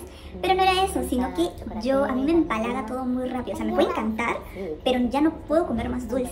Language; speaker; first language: Spanish; native; Spanish